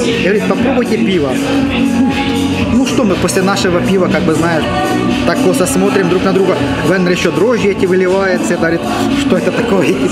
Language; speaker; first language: Russian; native; Russian